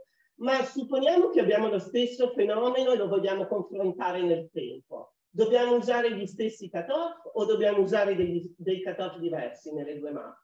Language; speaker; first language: Italian; native; Italian